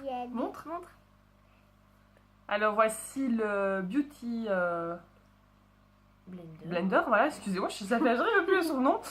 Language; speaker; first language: French; native; French